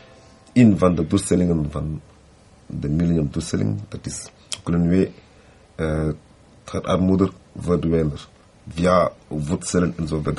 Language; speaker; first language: Dutch; non-native, learner; French